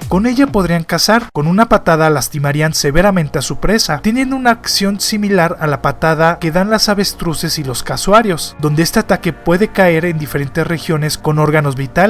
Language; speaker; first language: Spanish; native; Spanish